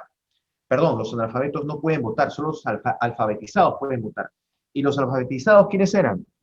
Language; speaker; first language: Spanish; native; Spanish